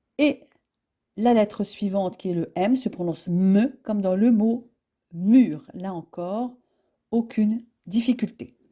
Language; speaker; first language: French; native; French